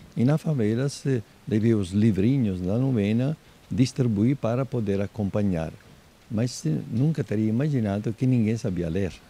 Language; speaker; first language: Portuguese; non-native, fluent; Italian